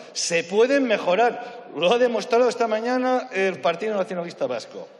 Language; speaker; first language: Spanish; non-native, local second language; Catalan